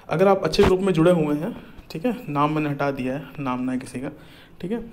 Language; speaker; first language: Hindi; native; Hindi